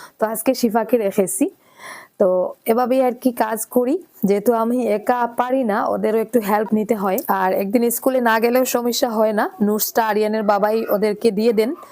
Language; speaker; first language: Bangla; non-native, local second language; Sylheti